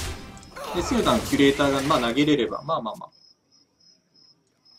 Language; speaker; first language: Japanese; native; Japanese